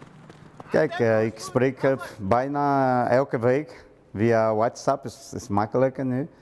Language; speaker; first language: Dutch; non-native, learner; Portuguese